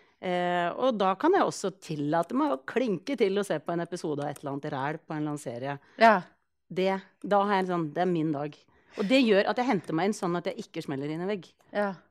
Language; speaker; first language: Norwegian; early bilingual, other home language; Icelandic